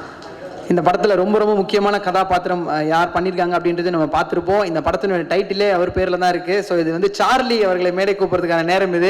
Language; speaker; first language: Tamil; native; Tamil